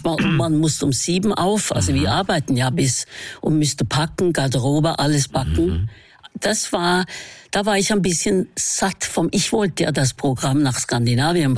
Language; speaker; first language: German; non-native, fluent; Norwegian